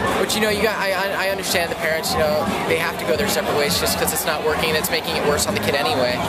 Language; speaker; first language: English; native; English